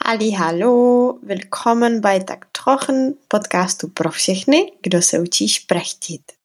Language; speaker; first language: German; non-native, fluent; Czech